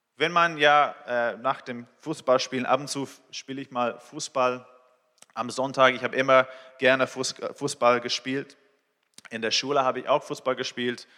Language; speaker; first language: German; non-native, fluent; English